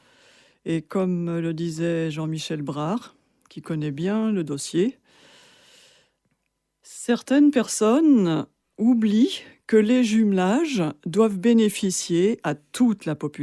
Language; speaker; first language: French; native; French